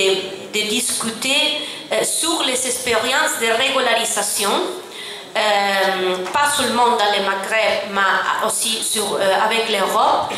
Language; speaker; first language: French; non-native, fluent; Italian